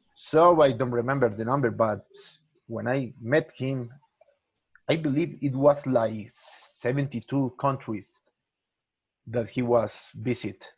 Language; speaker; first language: English; non-native, learner; Spanish